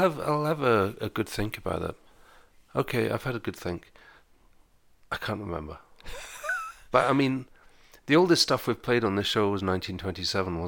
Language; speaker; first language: English; native; English